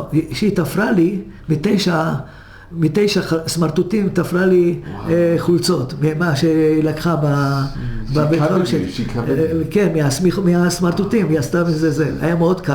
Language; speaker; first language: Hebrew; early bilingual, other home language; Hungarian